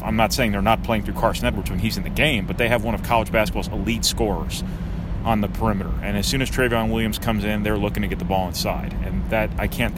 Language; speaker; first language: English; native; English